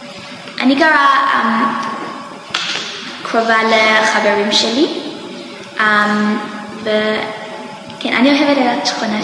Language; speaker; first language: Hebrew; non-native, learner; English